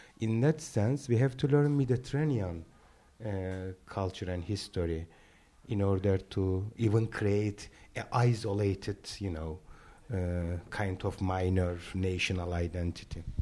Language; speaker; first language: English; non-native, fluent; Turkish